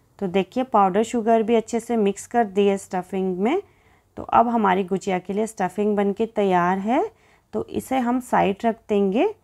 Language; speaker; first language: Hindi; native; Hindi